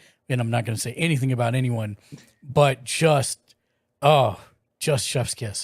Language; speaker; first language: English; native; English